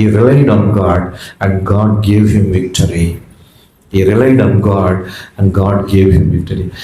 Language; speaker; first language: English; non-native, local second language; Telugu